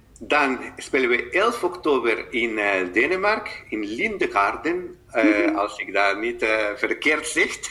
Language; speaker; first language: Dutch; non-native, fluent; Spanish